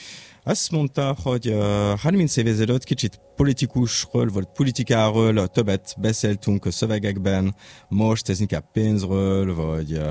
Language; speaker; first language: Hungarian; non-native, learner; French